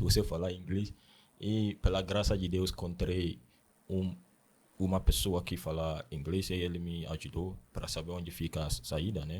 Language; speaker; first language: Portuguese; non-native, learner; Akan